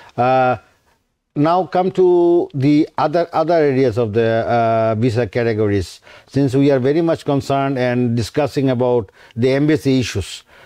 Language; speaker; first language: English; non-native, local second language; Bangla